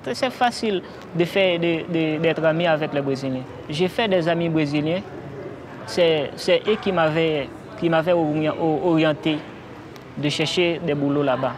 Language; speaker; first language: French; non-native, local second language; Haitian Creole